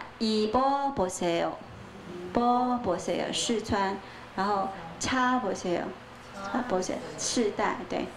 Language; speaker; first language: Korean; non-native, fluent; Chinese